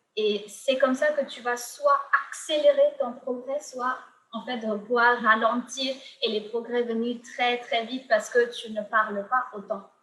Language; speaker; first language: French; non-native, fluent; Gujarati